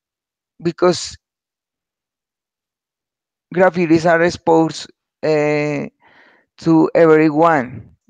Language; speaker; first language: English; non-native, learner; Spanish